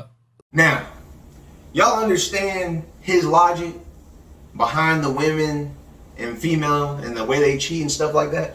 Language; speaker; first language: English; native; English